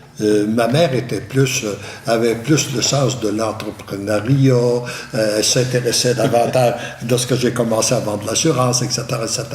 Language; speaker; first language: French; native; French